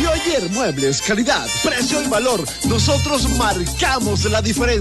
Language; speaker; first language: Spanish; native; Spanish